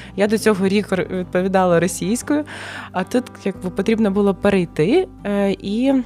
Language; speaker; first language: Ukrainian; non-native, local second language; Russian